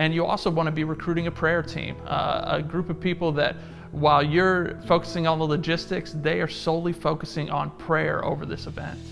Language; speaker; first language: English; native; English